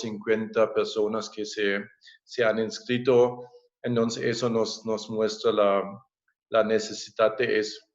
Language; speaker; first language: Spanish; non-native, fluent; German